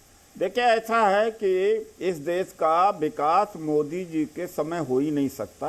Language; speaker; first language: Hindi; native; Hindi